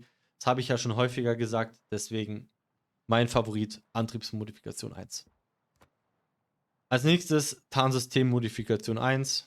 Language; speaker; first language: German; native; German